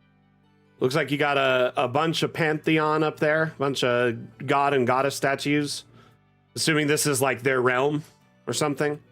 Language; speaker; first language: English; native; English